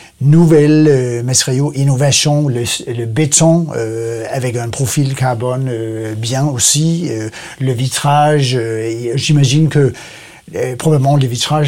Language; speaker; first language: French; non-native, learner; Danish